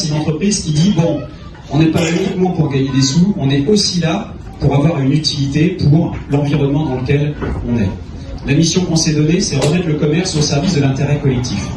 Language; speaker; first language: French; native; French